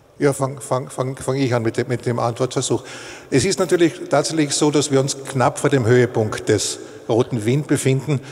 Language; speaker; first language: German; native; German